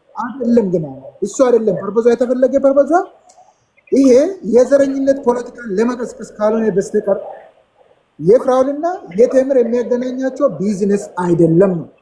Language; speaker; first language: Amharic; non-native, local second language; Oromo